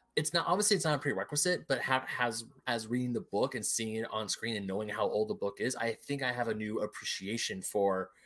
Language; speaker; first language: English; native; English